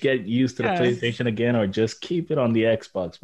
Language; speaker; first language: English; non-native, local second language; Igbo